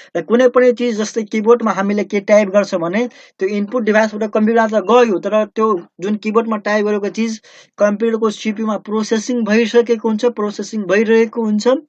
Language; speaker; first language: Nepali; native; Nepali